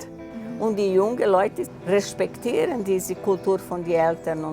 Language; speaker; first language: German; early bilingual, heritage; German